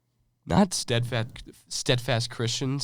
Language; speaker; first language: English; native; English